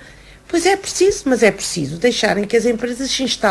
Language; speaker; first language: Portuguese; native; Portuguese